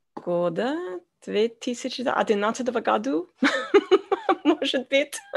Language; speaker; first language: Russian; non-native, learner; English